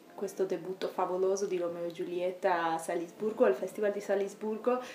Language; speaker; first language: Italian; non-native, fluent; Georgian